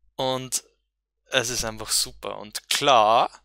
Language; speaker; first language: German; native; German